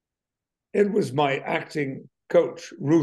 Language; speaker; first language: English; native; English